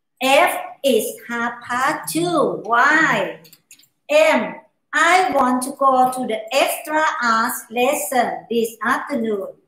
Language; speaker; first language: English; non-native, learner; Thai